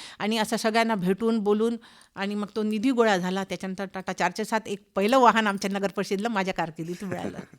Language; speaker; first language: Marathi; non-native, local second language; Hindi